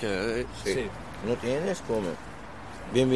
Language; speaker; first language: Spanish; non-native, learner; Arabic